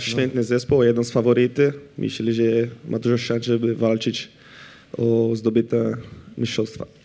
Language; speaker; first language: Polish; non-native, fluent; Portuguese